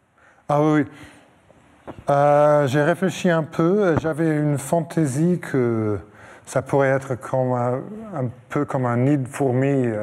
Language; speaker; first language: French; non-native, fluent; English